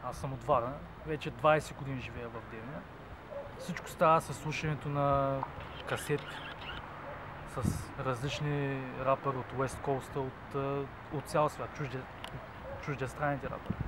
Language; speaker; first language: Bulgarian; native; Bulgarian